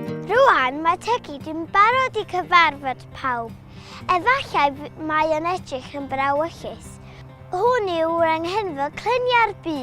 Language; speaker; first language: Welsh; non-native, local second language; English